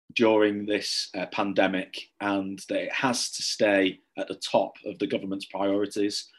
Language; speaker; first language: English; native; English